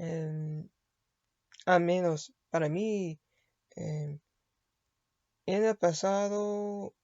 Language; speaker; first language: Spanish; non-native, learner; English